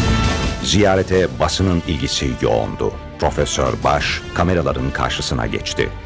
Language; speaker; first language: Turkish; native; Turkish